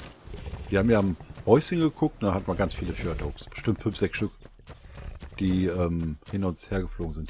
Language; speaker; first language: German; native; German